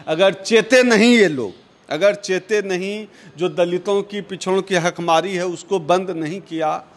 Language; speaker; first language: Hindi; native; Hindi